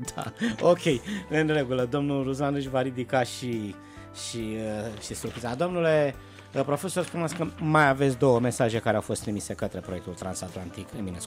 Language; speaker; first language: Romanian; native; Romanian